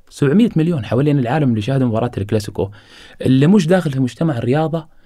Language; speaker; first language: Arabic; native; Arabic